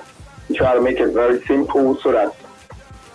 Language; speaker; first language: English; non-native, local second language; Yoruba